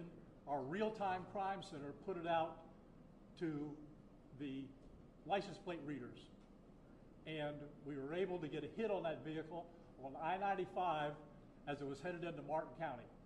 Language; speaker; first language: English; native; English